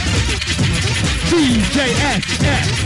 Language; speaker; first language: English; native; English